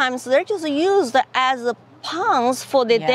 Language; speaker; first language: English; non-native, fluent; Chinese